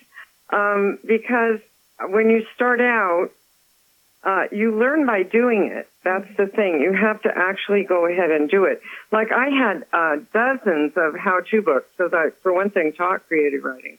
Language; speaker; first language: English; native; English